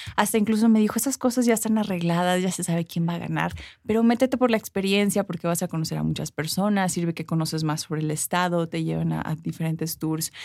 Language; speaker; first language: Spanish; early bilingual, heritage; Spanish